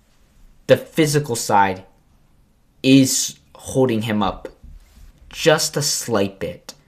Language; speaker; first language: English; native; English